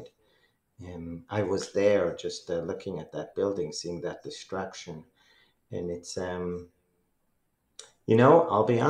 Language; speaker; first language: English; non-native, fluent; Hebrew